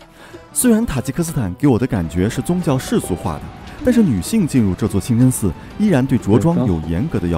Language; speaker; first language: Chinese; native; Chinese